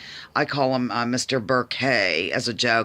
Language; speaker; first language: English; native; English